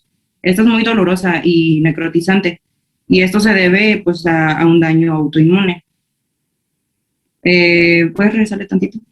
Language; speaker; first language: Spanish; native; Spanish